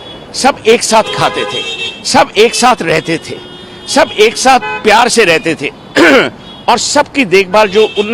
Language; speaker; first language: Hindi; native; Hindi